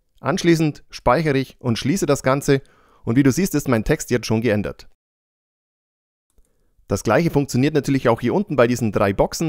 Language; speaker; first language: German; native; German